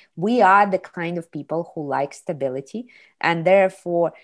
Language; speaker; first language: English; non-native, fluent; Kazakh